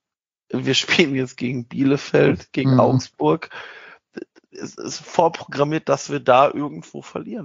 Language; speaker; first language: German; native; German